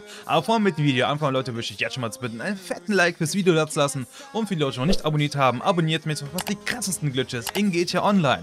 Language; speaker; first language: German; native; German